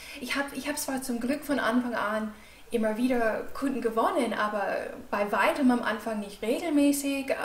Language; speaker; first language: German; non-native, fluent; English